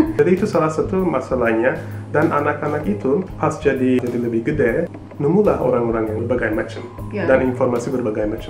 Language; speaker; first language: Indonesian; non-native, fluent; Turkish